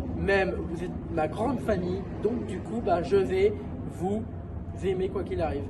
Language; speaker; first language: French; native; French